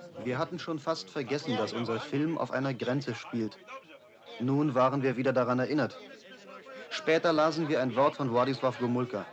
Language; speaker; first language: German; native; German